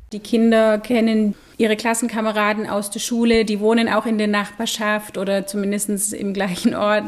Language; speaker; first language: German; native; German